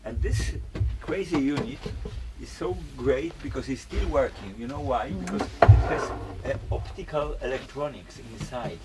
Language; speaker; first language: English; non-native, fluent; Polish